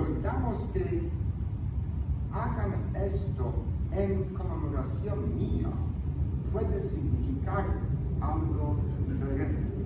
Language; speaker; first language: Spanish; non-native, fluent; Polish